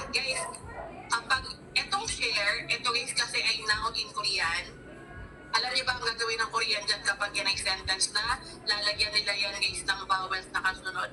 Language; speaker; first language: Filipino; native; Filipino